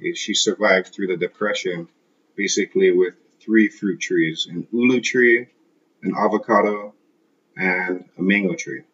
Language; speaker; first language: English; native; English